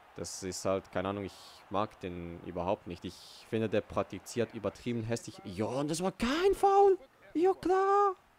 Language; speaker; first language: German; early bilingual, other home language; Portuguese